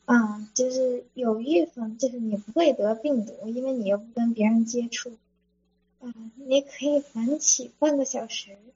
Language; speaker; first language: Chinese; early bilingual, other home language; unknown